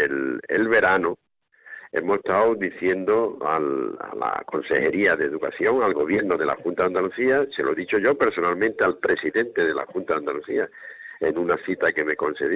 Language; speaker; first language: Spanish; native; Spanish